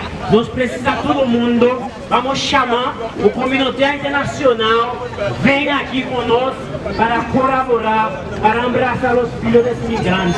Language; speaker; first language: Portuguese; non-native, learner; Haitian Creole